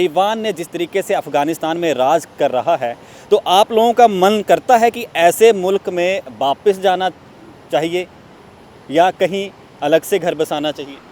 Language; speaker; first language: Hindi; native; Hindi